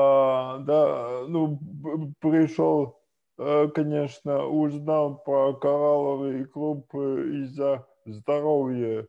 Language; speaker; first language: Russian; non-native, local second language; Latvian